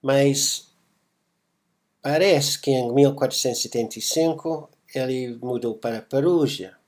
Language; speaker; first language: Portuguese; non-native, fluent; English